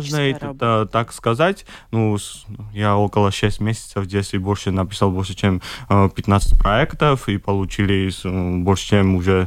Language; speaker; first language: Russian; non-native, fluent; Georgian